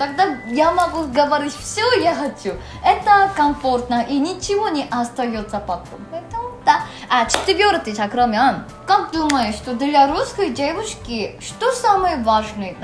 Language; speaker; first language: Russian; non-native, learner; Korean